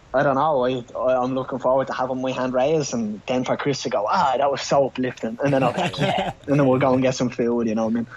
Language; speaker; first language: English; native; English